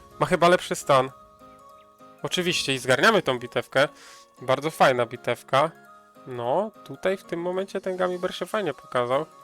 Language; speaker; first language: Polish; native; Polish